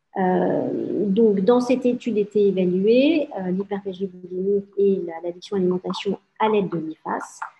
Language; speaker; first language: French; native; French